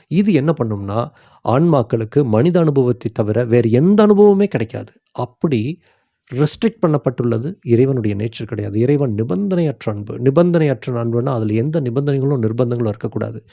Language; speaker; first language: Tamil; native; Tamil